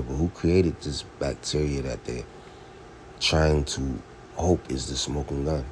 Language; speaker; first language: English; native; English